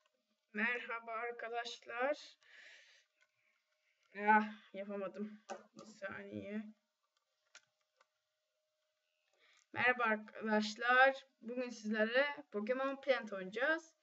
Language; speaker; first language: Turkish; native; Turkish